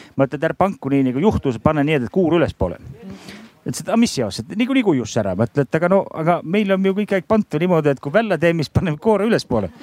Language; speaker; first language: Estonian; native; Estonian